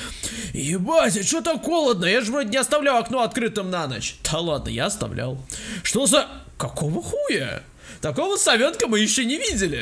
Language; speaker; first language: Russian; native; Russian